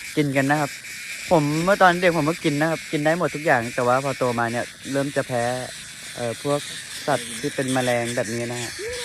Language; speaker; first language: Thai; non-native, local second language; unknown